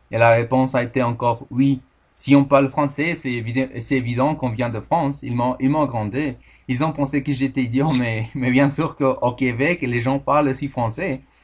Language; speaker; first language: French; non-native, fluent; Spanish